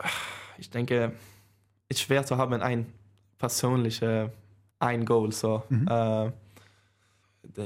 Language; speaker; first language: German; non-native, learner; Swedish